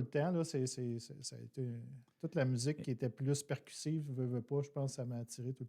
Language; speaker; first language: French; native; French